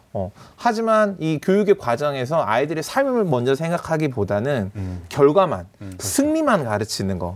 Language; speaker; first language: Korean; native; Korean